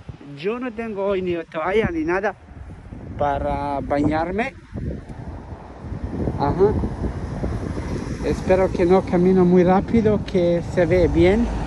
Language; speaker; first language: Spanish; non-native, learner; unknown